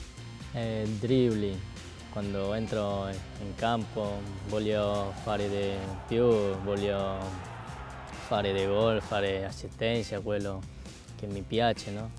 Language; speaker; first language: Italian; non-native, learner; Korean